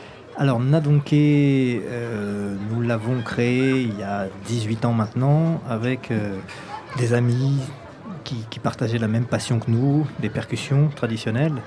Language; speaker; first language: French; native; French